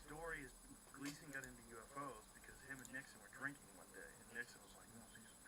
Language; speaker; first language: English; native; English